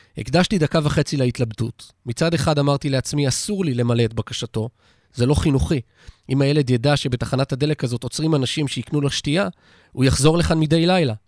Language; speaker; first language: Hebrew; native; Hebrew